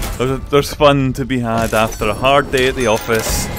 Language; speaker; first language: English; native; English